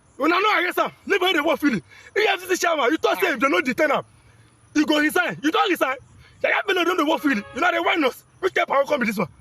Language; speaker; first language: Nigerian Pidgin; native; Nigerian Pidgin